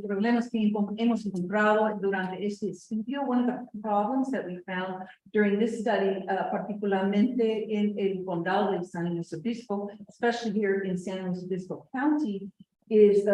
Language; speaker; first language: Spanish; non-native, fluent; English